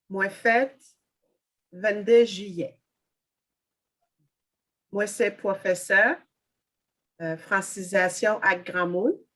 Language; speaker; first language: Haitian Creole; non-native, learner; French